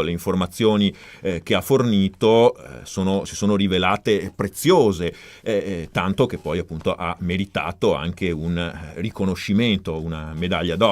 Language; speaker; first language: Italian; native; Italian